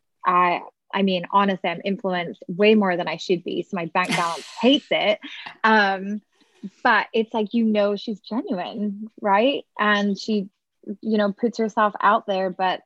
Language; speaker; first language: English; native; English